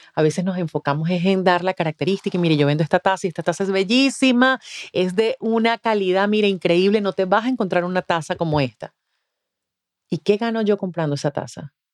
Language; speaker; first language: Spanish; native; Spanish